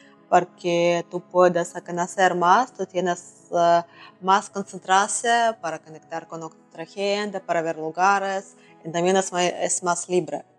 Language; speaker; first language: Spanish; non-native, learner; Russian